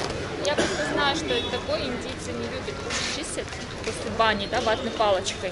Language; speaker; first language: Russian; native; Russian